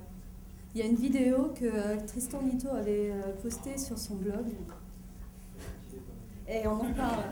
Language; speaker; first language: French; native; French